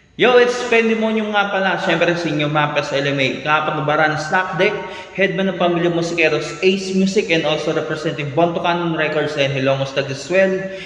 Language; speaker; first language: Filipino; non-native, local second language; Cebuano